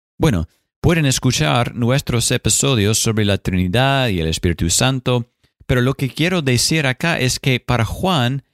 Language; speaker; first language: Spanish; non-native, fluent; English